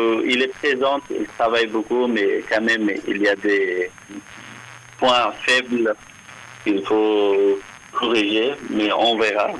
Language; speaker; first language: French; non-native, fluent; Persian